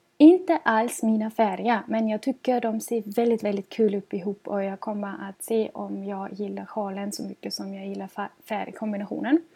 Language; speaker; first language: Swedish; non-native, fluent; German